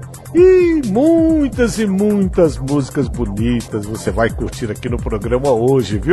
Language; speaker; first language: Portuguese; native; Portuguese